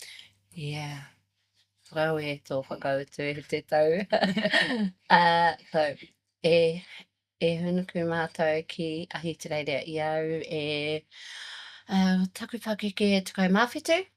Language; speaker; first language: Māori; non-native, learner; English